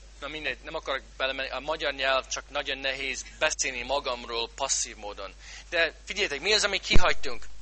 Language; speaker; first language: Hungarian; non-native, fluent; English